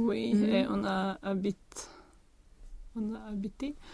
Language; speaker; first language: French; non-native, learner; Swedish